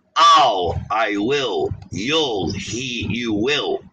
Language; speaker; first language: English; native; English